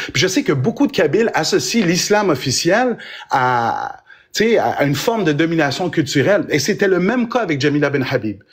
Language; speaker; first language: French; early bilingual, other home language; Arabic